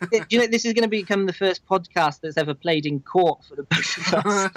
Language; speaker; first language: English; native; English